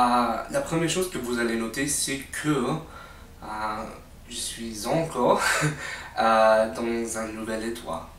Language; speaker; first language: French; non-native, fluent; English